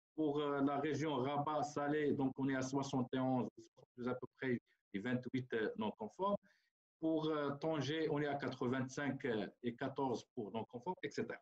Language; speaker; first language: French; non-native, local second language; Arabic